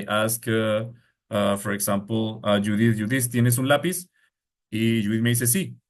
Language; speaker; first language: Spanish; non-native, fluent; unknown